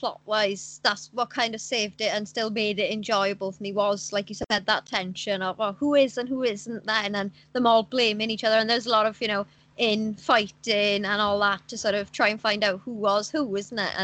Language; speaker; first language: English; native; English